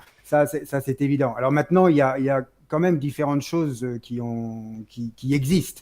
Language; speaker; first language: French; native; French